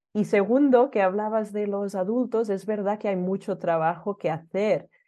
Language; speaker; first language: Spanish; early bilingual, other home language; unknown